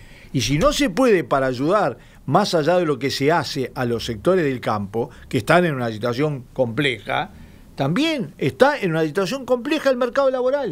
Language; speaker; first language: Spanish; native; Spanish